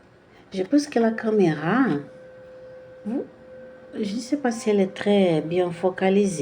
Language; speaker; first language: French; non-native, fluent; Portuguese